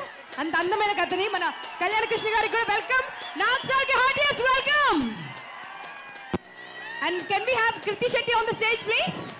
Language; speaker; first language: Telugu; native; Telugu